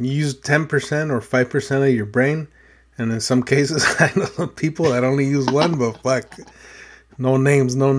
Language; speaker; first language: English; early bilingual, other home language; Spanish